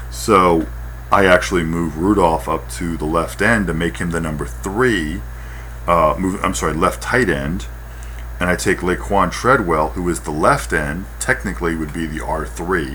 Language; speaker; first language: English; native; English